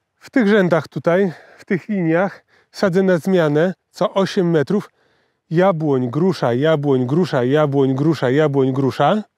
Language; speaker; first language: Polish; native; Polish